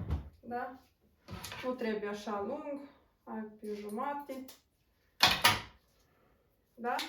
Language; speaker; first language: Romanian; non-native, local second language; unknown